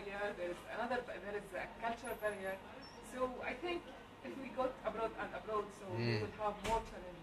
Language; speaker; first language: English; non-native, learner; Arabic